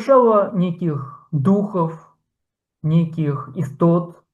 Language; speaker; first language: Polish; non-native, fluent; Ukrainian